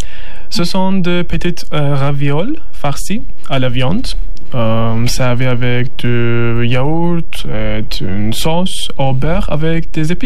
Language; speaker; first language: French; non-native, learner; Turkish